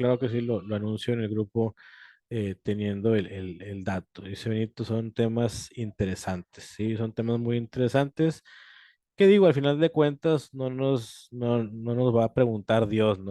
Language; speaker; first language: Spanish; native; Spanish